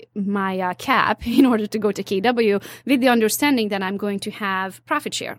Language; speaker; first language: English; non-native, fluent; Hungarian